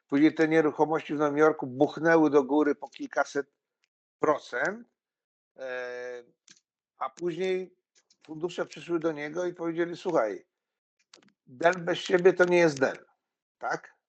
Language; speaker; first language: Polish; native; Polish